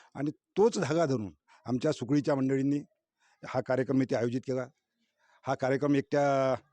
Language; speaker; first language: Marathi; native; Marathi